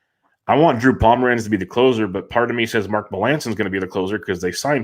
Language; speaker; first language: English; native; English